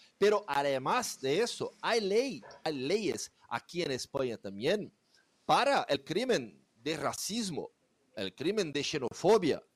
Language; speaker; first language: Spanish; non-native, fluent; Portuguese